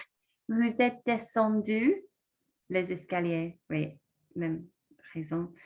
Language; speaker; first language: French; non-native, learner; English